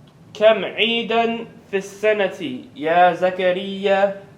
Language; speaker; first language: Arabic; non-native, fluent; English